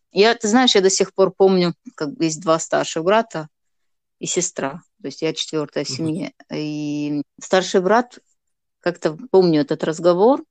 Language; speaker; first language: Russian; non-native, local second language; Gagauz